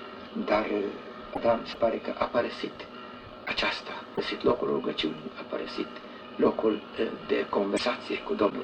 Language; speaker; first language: Romanian; native; Romanian